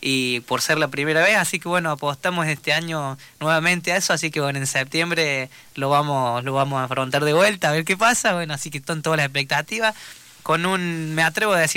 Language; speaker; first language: Spanish; native; Spanish